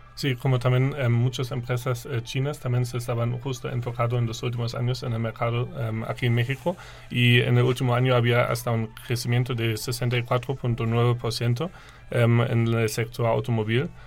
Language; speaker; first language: Spanish; non-native, fluent; German